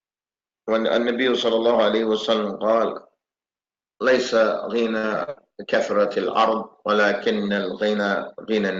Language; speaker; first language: Arabic; non-native, fluent; English